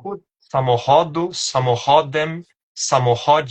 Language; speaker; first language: Polish; non-native, fluent; Portuguese